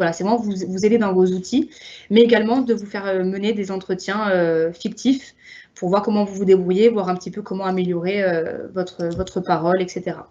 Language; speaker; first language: French; native; French